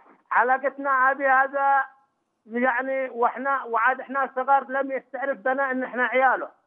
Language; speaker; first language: Arabic; native; Arabic